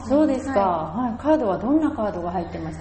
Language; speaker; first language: Japanese; native; Japanese